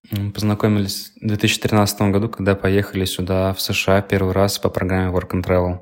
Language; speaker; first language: Russian; native; Russian